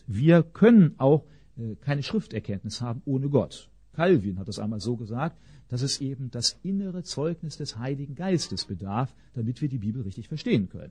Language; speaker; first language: German; native; German